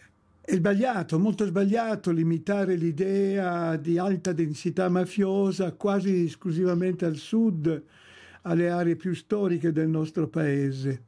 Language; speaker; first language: Italian; native; Italian